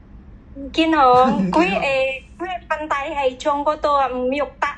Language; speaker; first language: Cantonese; non-native, learner; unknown